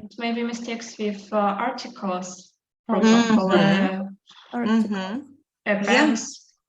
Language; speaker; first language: English; non-native, learner; Russian